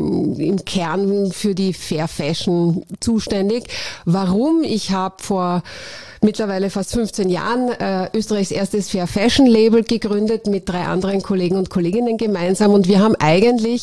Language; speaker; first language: German; native; German